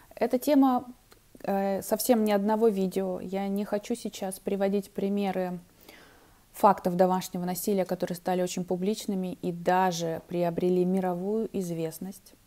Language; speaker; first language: Russian; native; Russian